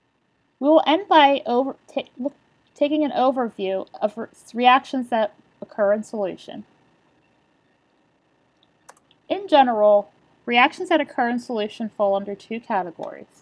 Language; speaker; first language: English; native; English